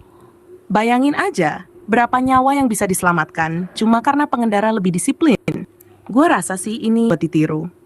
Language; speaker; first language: Indonesian; native; Indonesian